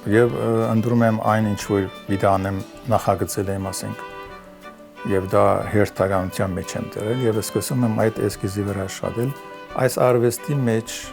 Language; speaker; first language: Armenian; early bilingual, heritage; Armenian